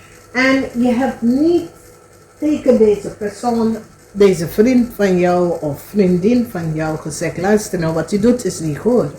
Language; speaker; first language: Dutch; non-native, learner; English